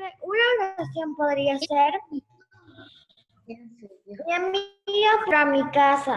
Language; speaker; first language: Spanish; native; Spanish